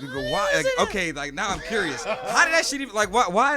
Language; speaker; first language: English; native; English